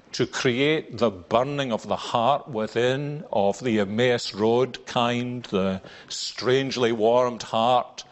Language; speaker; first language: English; native; English